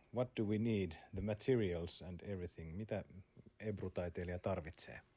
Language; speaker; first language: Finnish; native; Finnish